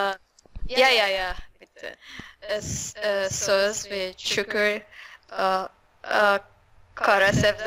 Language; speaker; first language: Turkish; non-native, learner; Arabic